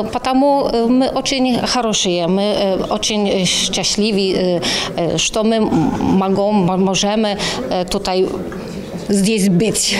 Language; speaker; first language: Russian; non-native, learner; Polish